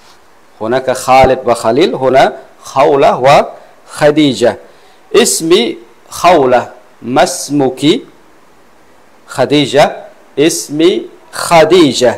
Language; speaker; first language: Arabic; non-native, fluent; Western Cham